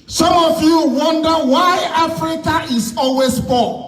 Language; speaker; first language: English; non-native, local second language; Igbo